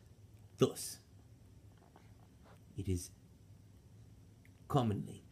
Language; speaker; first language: English; native; English